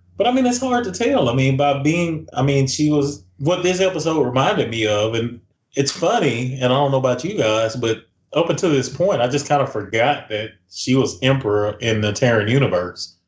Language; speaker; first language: English; native; English